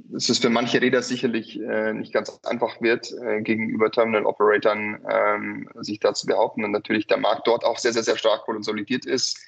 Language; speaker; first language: German; native; German